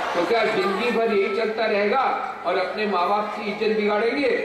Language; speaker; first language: Hindi; non-native, local second language; Gujarati